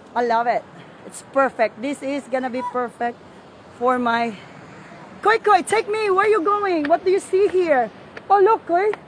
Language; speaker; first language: English; non-native, local second language; Filipino